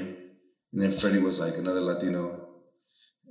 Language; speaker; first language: English; early bilingual, other home language; Spanish